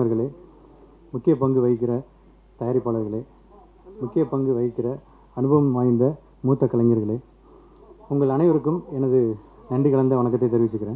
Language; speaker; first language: Tamil; native; Tamil